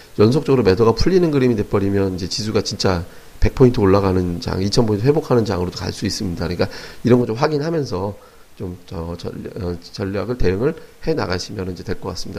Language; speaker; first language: Korean; native; Korean